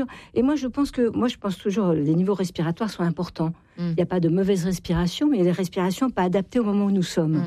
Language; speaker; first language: French; native; French